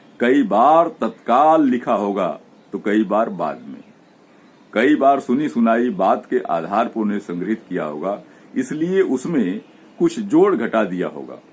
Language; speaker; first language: Hindi; native; Hindi